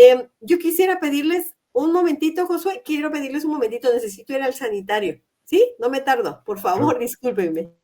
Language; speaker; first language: Spanish; native; Spanish